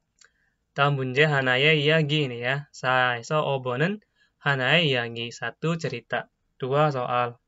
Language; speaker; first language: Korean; non-native, fluent; Indonesian